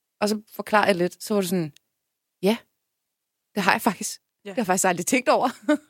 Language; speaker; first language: Danish; early bilingual, other home language; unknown